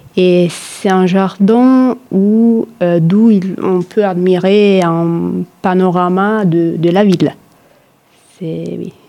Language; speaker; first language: French; non-native, fluent; Italian